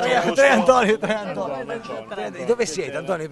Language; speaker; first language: Italian; native; Italian